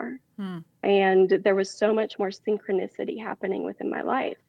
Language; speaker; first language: English; native; English